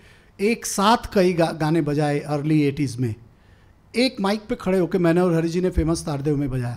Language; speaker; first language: Hindi; native; Hindi